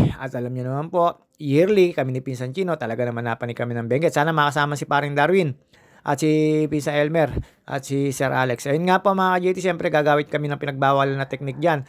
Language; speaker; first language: Filipino; native; Filipino